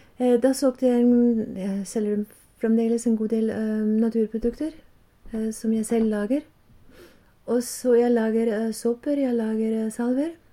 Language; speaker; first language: Norwegian; non-native, fluent; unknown